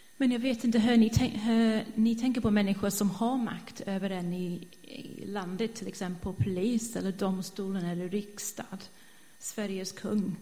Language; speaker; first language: Swedish; non-native, fluent; English